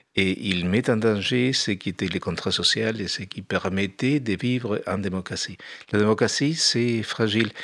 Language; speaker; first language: French; non-native, fluent; Spanish